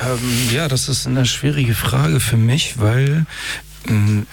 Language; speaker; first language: German; early bilingual, other home language; Persian